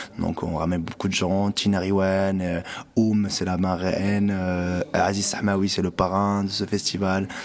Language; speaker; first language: French; non-native, local second language; Arabic